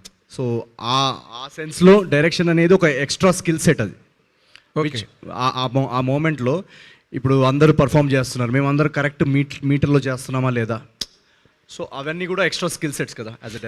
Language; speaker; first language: Telugu; native; Telugu